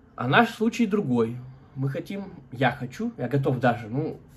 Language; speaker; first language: Russian; native; Russian